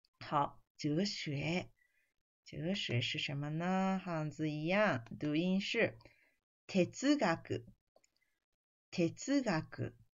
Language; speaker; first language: Chinese; non-native, fluent; Japanese